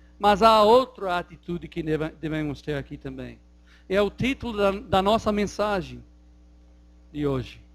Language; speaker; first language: Portuguese; non-native, fluent; English